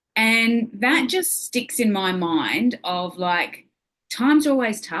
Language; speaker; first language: English; native; English